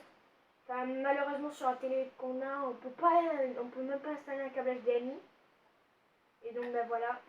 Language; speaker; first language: French; native; French